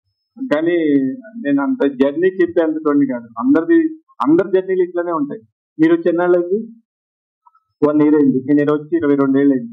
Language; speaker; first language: Telugu; native; Telugu